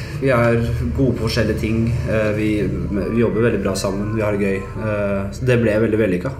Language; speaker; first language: Norwegian; native; Norwegian